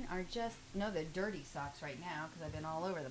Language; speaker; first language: English; native; English